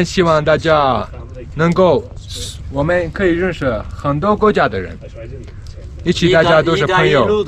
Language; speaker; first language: Chinese; non-native, fluent; Tajik